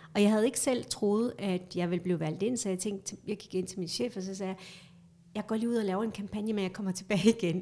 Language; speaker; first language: Danish; early bilingual, other home language; Kurdish